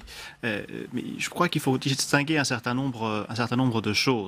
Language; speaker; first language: French; native; French